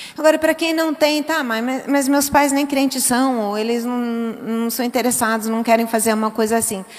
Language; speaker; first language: Portuguese; early bilingual, other home language; English